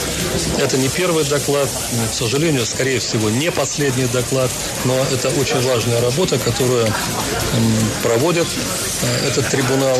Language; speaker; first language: Russian; native; Russian